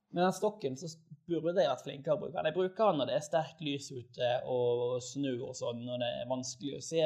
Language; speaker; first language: Norwegian; native; Norwegian